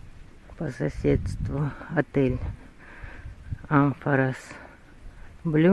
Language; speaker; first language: Russian; native; Russian